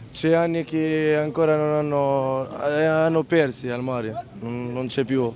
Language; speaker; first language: Italian; non-native, learner; Arabic